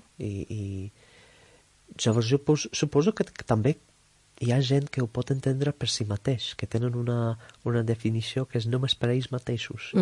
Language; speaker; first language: Catalan; non-native, fluent; English